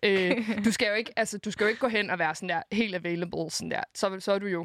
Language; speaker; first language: Danish; native; Danish